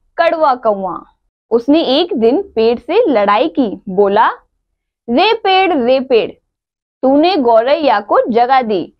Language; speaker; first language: Hindi; native; Hindi